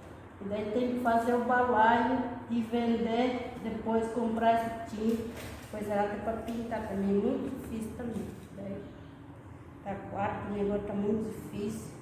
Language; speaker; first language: Portuguese; non-native, local second language; Guarani